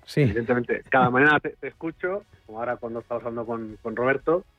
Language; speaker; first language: Spanish; native; Spanish